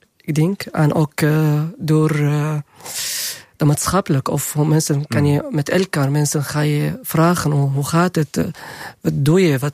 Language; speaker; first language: Dutch; non-native, learner; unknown